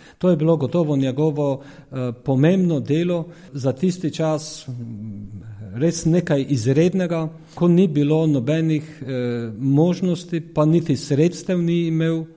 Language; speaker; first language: Slovenian; native; Slovenian